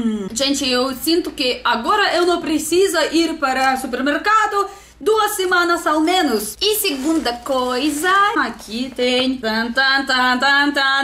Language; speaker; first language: Portuguese; non-native, learner; Russian